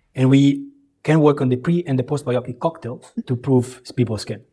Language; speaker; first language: English; early bilingual, other home language; Albanian